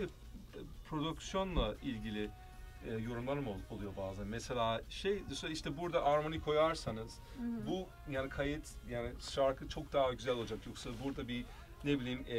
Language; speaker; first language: Turkish; early bilingual, heritage; Turkish